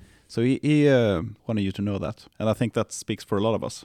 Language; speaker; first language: English; non-native, fluent; Swedish